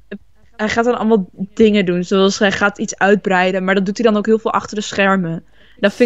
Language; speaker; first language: Dutch; native; Dutch